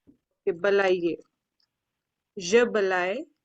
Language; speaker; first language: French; non-native, fluent; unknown